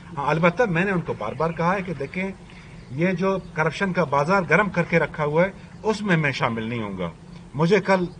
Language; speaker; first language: Urdu; non-native, local second language; Baluchi